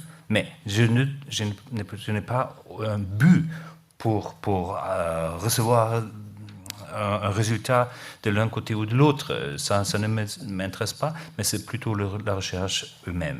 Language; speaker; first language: French; non-native, learner; German